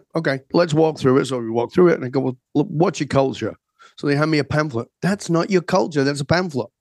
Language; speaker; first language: English; native; English